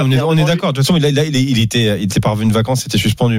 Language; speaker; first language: French; native; French